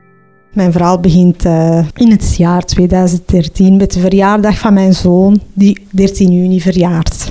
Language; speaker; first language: Dutch; non-native, local second language; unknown